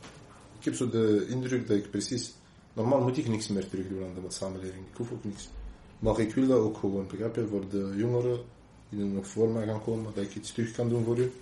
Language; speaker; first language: Dutch; non-native, local second language; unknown